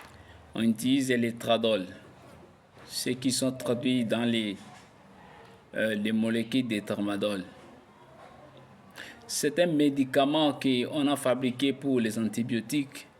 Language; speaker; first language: French; non-native, local second language; Lingala